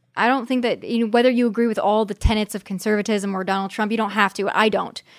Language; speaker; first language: English; native; English